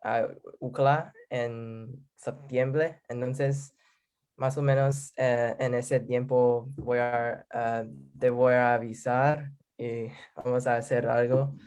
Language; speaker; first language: Spanish; non-native, learner; English